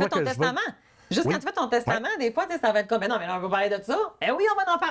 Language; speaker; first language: French; native; French